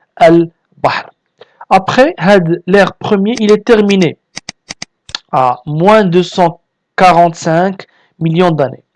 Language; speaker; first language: French; non-native, local second language; Arabic